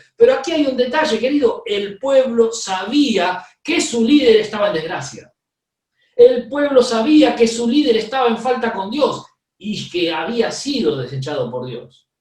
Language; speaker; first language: Spanish; native; Spanish